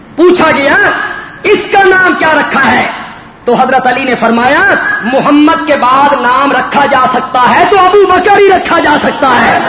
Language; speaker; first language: Urdu; non-native, local second language; Punjabi